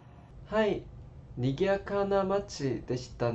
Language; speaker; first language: Japanese; non-native, learner; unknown